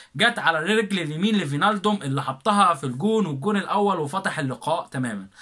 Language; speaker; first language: Arabic; native; Arabic